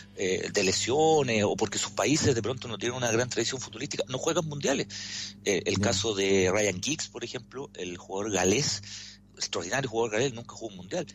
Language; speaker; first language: Spanish; native; Spanish